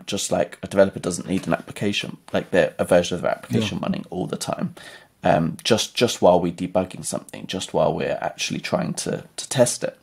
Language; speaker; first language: English; native; English